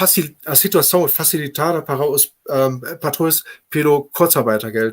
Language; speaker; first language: Portuguese; non-native, fluent; German